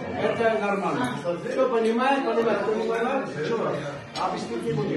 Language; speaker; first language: Russian; non-native, fluent; Armenian